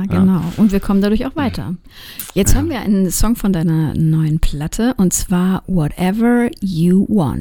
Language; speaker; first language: German; native; German